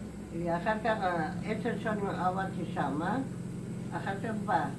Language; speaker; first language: Hebrew; non-native, learner; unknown